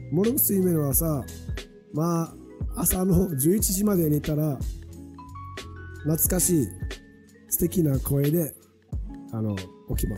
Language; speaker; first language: Japanese; non-native, fluent; Arabic